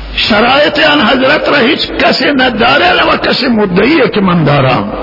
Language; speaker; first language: Persian; non-native, local second language; Baluchi